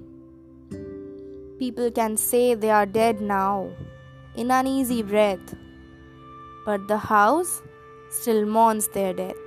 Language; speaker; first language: English; non-native, local second language; Hindi